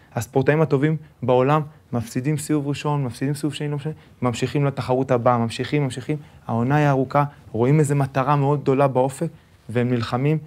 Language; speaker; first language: Hebrew; early bilingual, other home language; Spanish